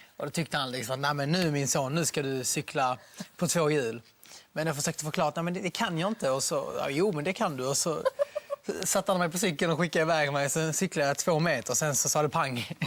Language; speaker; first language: Swedish; native; Swedish